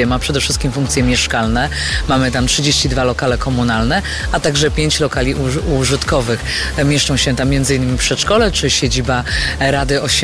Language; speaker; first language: Polish; native; Polish